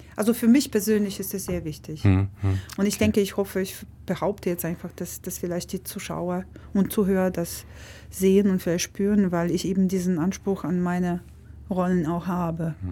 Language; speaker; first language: German; non-native, fluent; Russian